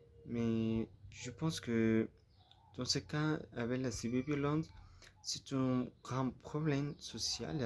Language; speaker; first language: French; non-native, learner; Spanish